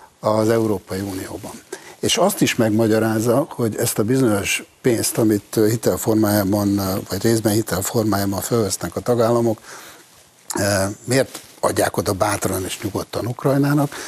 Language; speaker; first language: Hungarian; native; Hungarian